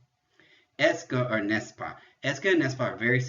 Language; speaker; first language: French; non-native, fluent; English